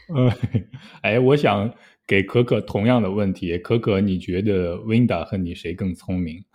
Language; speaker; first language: Chinese; native; Chinese